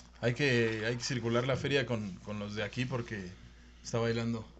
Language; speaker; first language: Spanish; native; Spanish